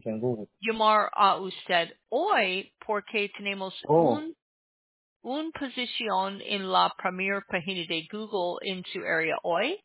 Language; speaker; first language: Spanish; non-native, learner; English